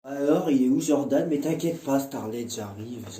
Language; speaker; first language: French; native; French